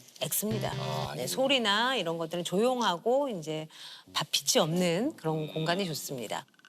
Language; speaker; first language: Korean; native; Korean